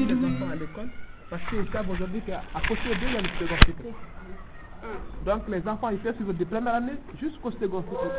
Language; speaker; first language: French; non-native, local second language; Tamasheq